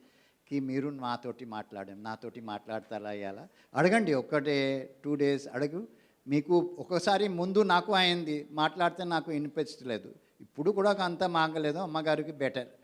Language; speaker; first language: Telugu; non-native, learner; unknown